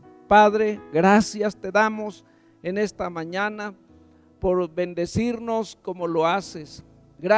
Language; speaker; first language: Spanish; native; Spanish